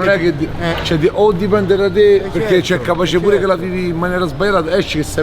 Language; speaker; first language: Italian; native; Italian